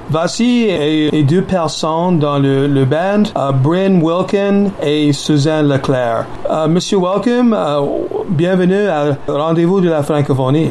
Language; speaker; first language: French; non-native, learner; English